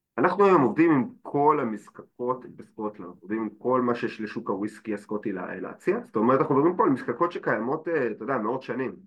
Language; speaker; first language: Hebrew; native; Hebrew